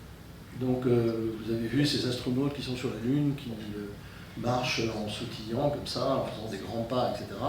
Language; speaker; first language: French; native; French